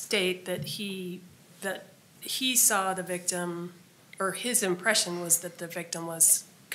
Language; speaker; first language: English; native; English